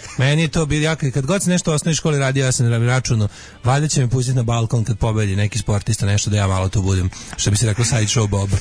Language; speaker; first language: Serbian; native; Serbian